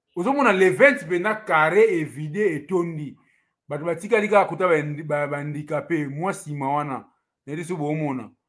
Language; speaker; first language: French; non-native, local second language; Lingala